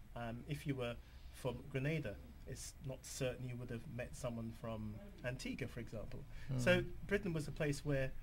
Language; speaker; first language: English; native; English